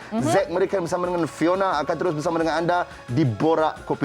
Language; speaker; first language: Malay; native; Malay